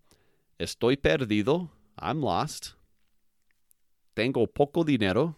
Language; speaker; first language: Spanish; non-native, fluent; English